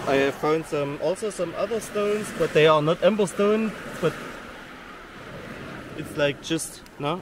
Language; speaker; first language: English; non-native, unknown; German